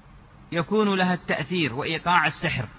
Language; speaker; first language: Arabic; native; Arabic